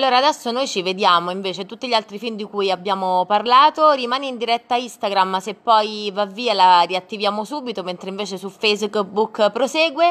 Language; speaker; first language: Italian; native; Italian